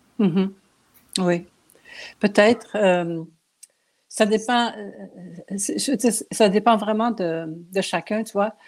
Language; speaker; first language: French; non-native, local second language; Cree